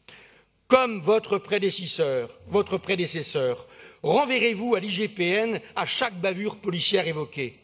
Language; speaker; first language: French; native; French